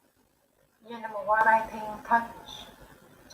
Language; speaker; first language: English; non-native, learner; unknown